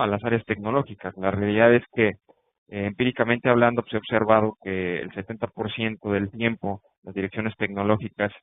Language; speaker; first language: Spanish; native; Spanish